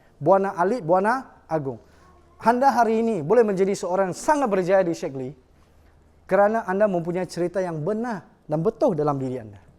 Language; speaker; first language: Malay; non-native, local second language; Chinese